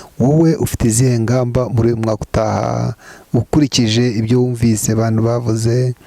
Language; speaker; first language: Kinyarwanda; native; Kinyarwanda